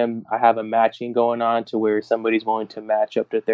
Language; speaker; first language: English; native; English